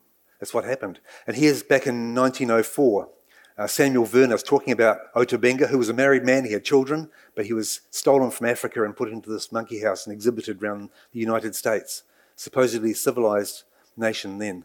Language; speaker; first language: English; native; English